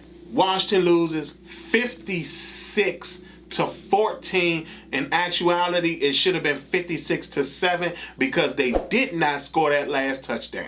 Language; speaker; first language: English; native; English